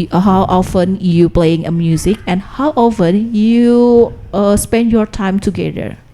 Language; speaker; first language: English; non-native, learner; Indonesian